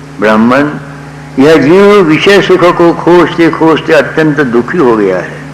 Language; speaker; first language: Hindi; non-native, local second language; Marathi